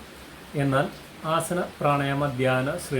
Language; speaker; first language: Malayalam; native; Malayalam